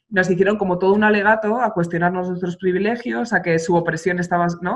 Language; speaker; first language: Spanish; native; Spanish